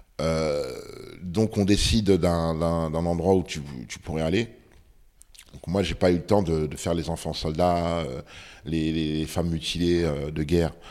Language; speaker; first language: French; early bilingual, other home language; Bambara